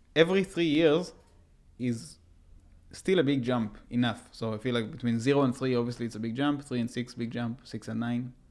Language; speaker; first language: English; non-native, fluent; Hebrew